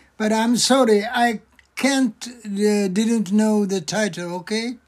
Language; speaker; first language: English; non-native, learner; Japanese